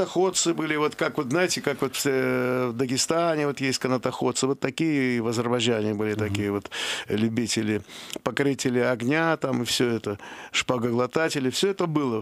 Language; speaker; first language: Russian; non-native, local second language; Azerbaijani